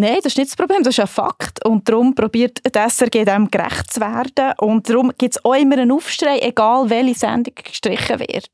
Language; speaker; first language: German; native; German